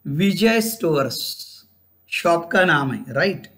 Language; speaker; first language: Hindi; non-native, local second language; Marathi